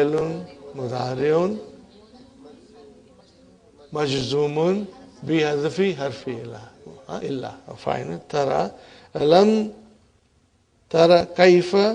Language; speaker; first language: Arabic; non-native, fluent; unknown